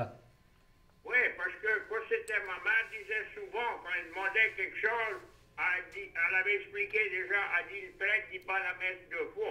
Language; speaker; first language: French; native; French